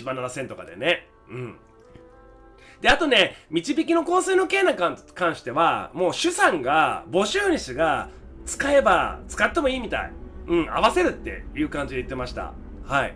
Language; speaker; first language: Japanese; native; Japanese